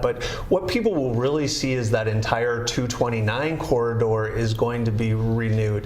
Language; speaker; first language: English; native; English